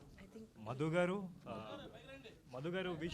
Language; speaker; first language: Telugu; native; Telugu